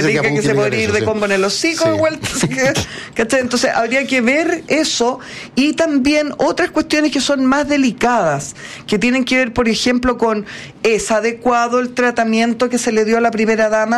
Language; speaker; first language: Spanish; native; Spanish